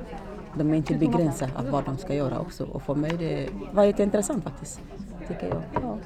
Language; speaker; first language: Swedish; non-native, learner; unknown